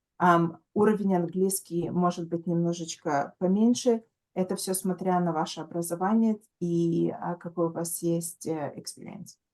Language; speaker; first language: Russian; early bilingual, heritage; Russian